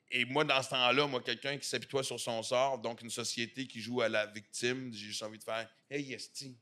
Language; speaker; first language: French; native; French